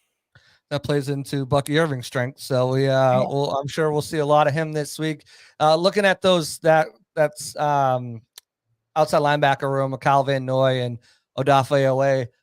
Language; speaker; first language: English; native; English